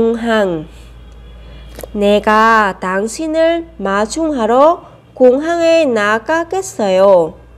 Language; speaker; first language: Korean; non-native, fluent; Vietnamese